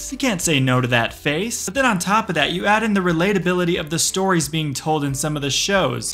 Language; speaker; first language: English; native; English